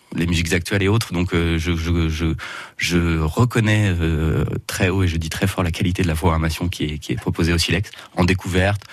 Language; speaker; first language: French; native; French